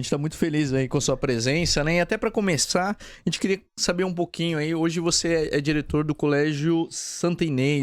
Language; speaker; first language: Portuguese; native; Portuguese